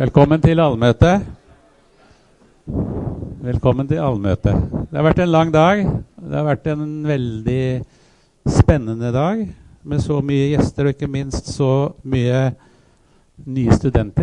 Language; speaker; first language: Norwegian; native; Norwegian